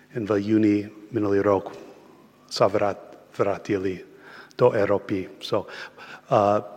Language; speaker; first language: Slovak; non-native, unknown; English